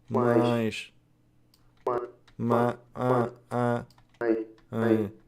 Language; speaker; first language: Portuguese; non-native, learner; English